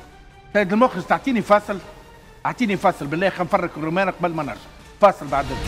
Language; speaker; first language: Arabic; native; Arabic